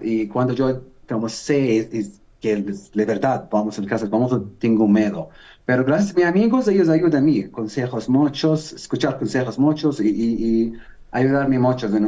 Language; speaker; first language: Spanish; non-native, learner; Arabic